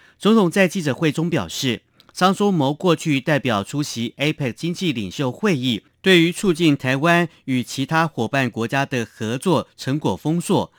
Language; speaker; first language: Chinese; non-native, local second language; Hakka Chinese